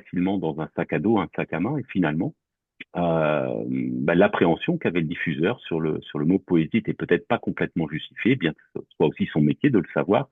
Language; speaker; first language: French; native; French